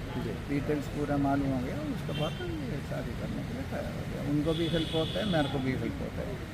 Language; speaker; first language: Hindi; non-native, local second language; Malayalam